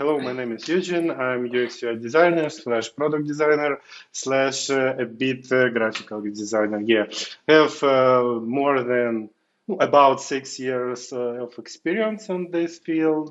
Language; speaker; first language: English; non-native, fluent; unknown